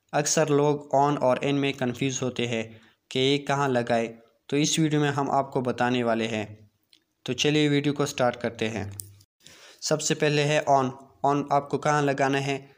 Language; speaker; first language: Urdu; non-native, local second language; Pashto